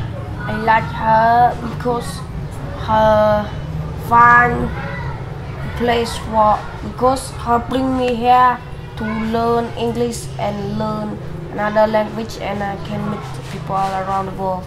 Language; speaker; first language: English; non-native, learner; Khmer